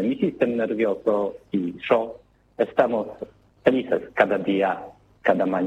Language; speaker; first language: Spanish; non-native, learner; Polish